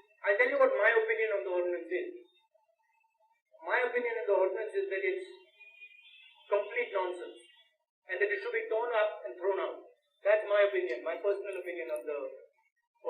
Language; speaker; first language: English; non-native, local second language; Hindi